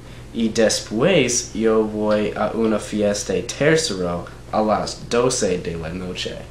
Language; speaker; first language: Spanish; non-native, learner; English